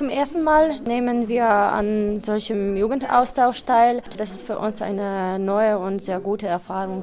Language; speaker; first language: German; non-native, fluent; Polish